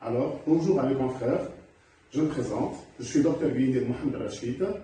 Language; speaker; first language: French; non-native, local second language; Arabic